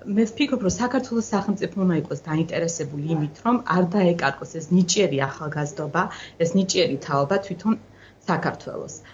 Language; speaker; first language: Georgian; native; Georgian